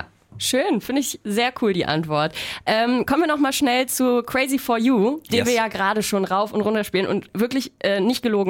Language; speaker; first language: German; native; German